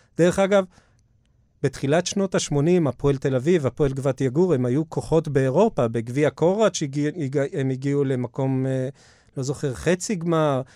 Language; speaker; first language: Hebrew; early bilingual, other home language; English